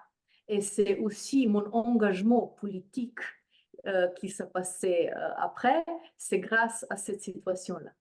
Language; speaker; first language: French; non-native, fluent; Slovenian